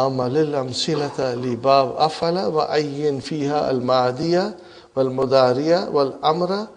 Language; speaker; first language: Arabic; non-native, fluent; English